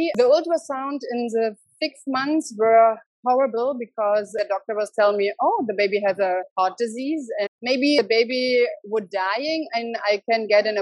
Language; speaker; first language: English; non-native, learner; German